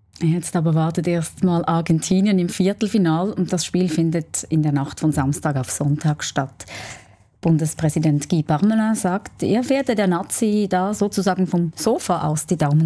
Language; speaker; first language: German; native; German